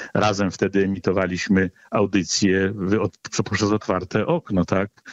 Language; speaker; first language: Polish; native; Polish